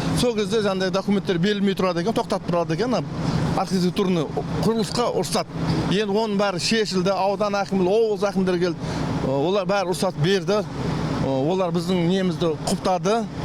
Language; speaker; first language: Kazakh; native; Kazakh